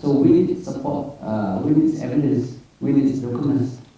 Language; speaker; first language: English; non-native, local second language; Malay